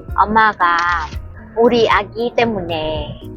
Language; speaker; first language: Korean; non-native, learner; Vietnamese